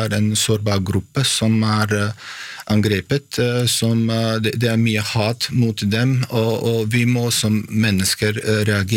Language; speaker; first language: Norwegian; non-native, fluent; Bosnian